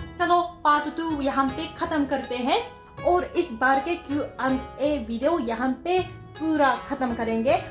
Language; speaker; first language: Hindi; non-native, fluent; Japanese